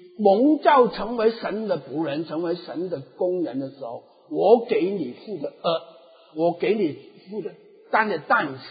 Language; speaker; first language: Chinese; non-native, local second language; Cantonese